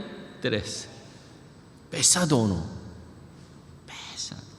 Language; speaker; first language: Spanish; non-native, learner; Korean